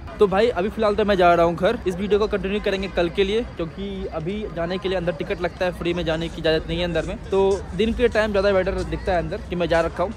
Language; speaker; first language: Hindi; native; Hindi